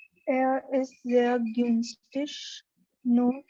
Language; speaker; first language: German; non-native, learner; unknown